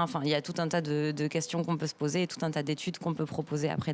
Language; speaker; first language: French; native; French